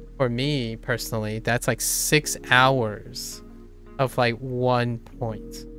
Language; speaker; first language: English; native; English